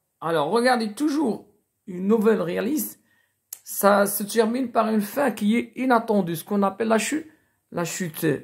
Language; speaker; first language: French; non-native, local second language; Arabic